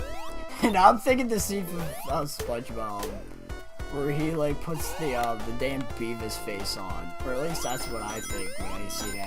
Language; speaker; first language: English; native; English